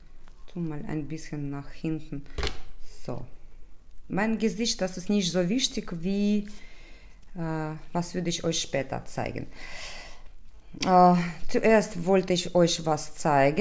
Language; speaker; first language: German; non-native, learner; Russian